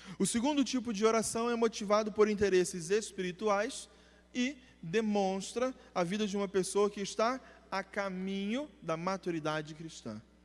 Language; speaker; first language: Portuguese; native; Portuguese